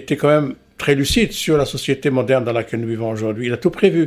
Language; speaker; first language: French; non-native, local second language; Arabic